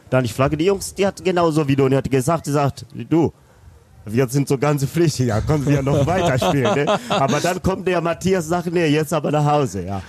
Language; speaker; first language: German; non-native, learner; Swahili